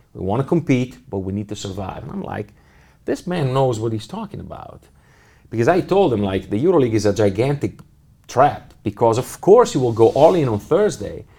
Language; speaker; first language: English; non-native, fluent; Italian